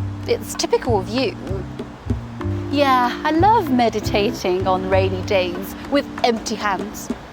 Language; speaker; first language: English; non-native, fluent; Korean